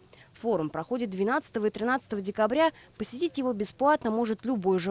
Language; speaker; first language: Russian; native; Russian